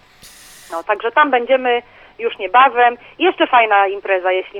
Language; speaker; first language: Polish; native; Polish